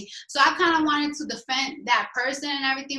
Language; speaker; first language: English; native; English